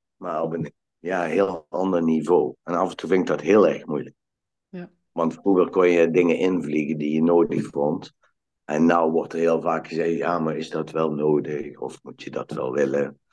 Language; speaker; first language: Dutch; native; Dutch